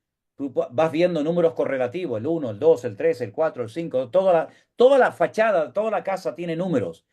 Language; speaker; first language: Spanish; native; Spanish